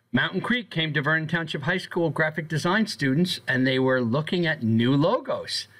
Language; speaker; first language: English; native; English